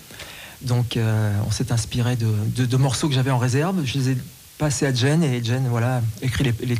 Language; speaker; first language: French; native; French